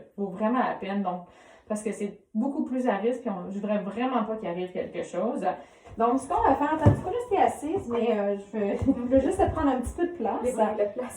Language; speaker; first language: French; native; French